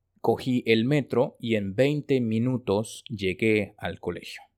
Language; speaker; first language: Spanish; non-native, fluent; Chinese